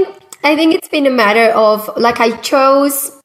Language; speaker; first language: English; non-native, fluent; Spanish